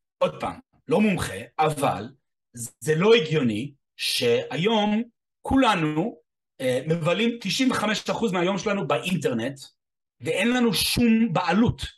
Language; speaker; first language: Hebrew; non-native, fluent; English